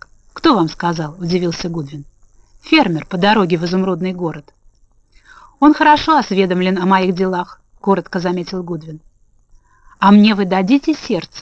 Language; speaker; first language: Russian; native; Russian